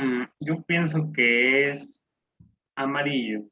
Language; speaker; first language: Spanish; non-native, fluent; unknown